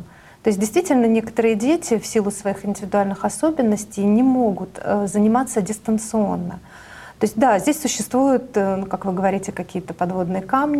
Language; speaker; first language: Russian; native; Russian